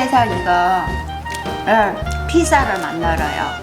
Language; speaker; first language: Korean; non-native, learner; Chinese